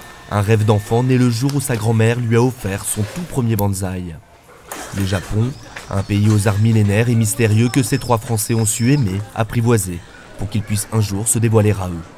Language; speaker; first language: French; native; French